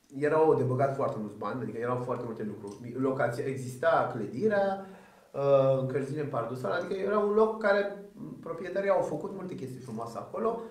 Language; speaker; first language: Romanian; early bilingual, other home language; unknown